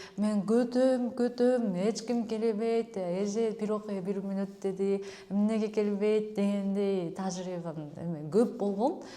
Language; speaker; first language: Kyrgyz; non-native, fluent; Japanese